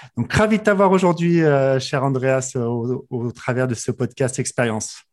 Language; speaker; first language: French; native; French